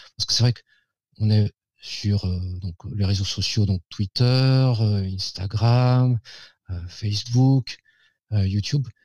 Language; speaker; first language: French; native; French